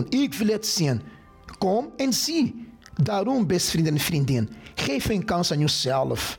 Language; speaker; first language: Dutch; non-native, fluent; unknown